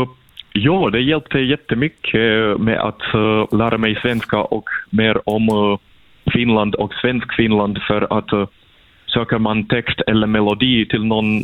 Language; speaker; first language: Swedish; non-native, fluent; Russian